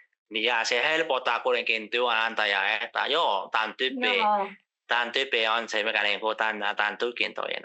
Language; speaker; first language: Finnish; non-native, fluent; Vietnamese